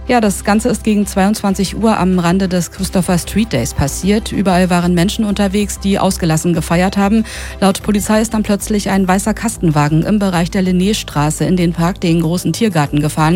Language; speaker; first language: German; native; German